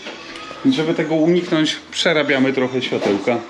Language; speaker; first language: Polish; native; Polish